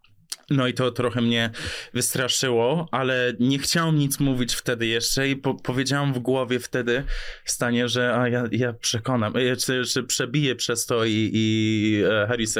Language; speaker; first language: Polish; early bilingual, heritage; English